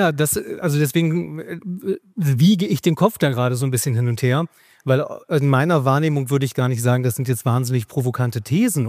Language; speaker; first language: German; native; German